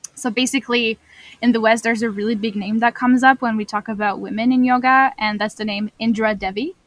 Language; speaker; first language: English; non-native, fluent; French